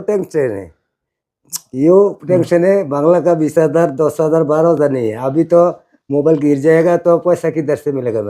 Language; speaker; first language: Hindi; non-native, learner; Bangla